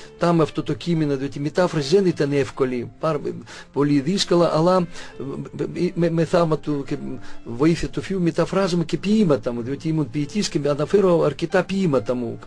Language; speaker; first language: Greek; non-native, fluent; Russian